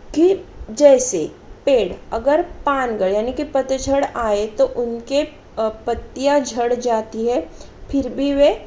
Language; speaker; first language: Hindi; non-native, local second language; Marathi